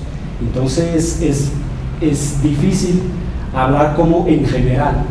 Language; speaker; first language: Spanish; non-native, fluent; Portuguese